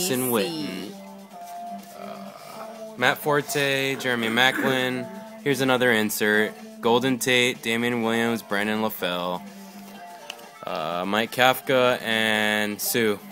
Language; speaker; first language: English; native; English